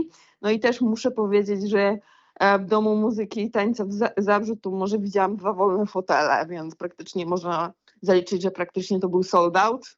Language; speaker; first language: Polish; native; Polish